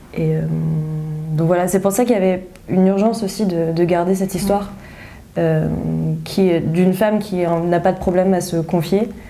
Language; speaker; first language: French; early bilingual, other home language; Vietnamese